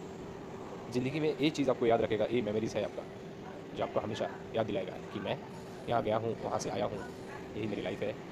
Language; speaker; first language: Hindi; non-native, local second language; Bangla